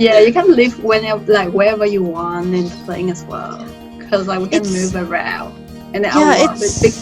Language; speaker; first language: English; non-native, fluent; Vietnamese